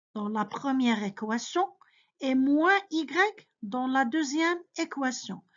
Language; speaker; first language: French; non-native, local second language; Arabic